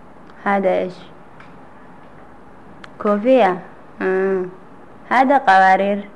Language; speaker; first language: Arabic; non-native, learner; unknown